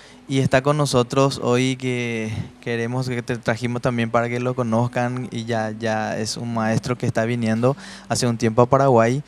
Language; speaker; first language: Spanish; native; Spanish